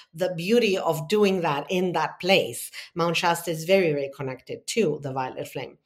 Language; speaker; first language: English; non-native, fluent; Spanish